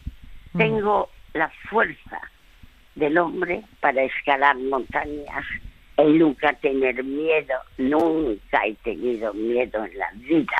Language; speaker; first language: Spanish; early bilingual, other home language; French